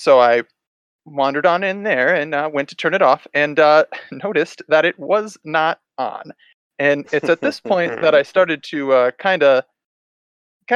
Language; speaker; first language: English; native; English